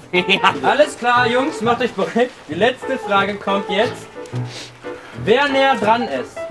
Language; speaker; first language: German; native; German